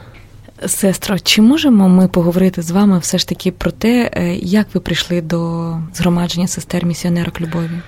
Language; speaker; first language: Ukrainian; native; Ukrainian